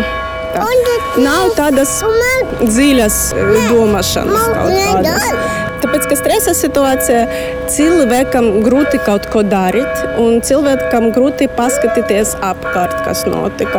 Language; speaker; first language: Latvian; non-native, learner; Russian